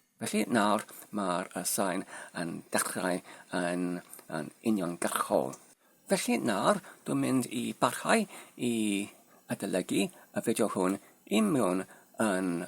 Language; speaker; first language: Welsh; non-native, learner; Polish